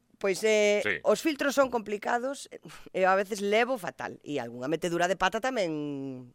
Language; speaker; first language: Galician; non-native, local second language; Spanish